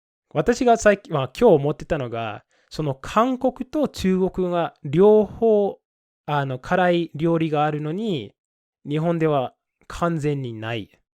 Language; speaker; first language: Japanese; non-native, fluent; English